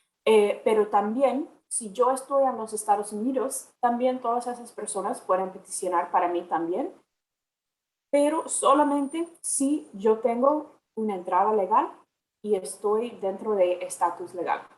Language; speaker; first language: Spanish; non-native, fluent; English